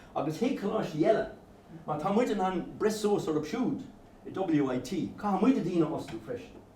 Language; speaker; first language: Irish; non-native, local second language; English